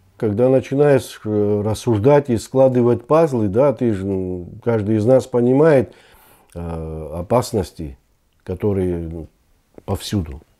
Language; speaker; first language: Russian; non-native, local second language; Abkhazian